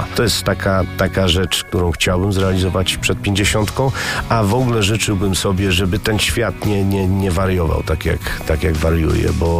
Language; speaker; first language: Polish; native; Polish